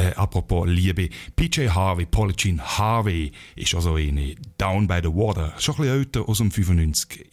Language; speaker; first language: German; native; German